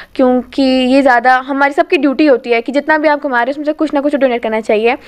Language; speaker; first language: Hindi; native; Hindi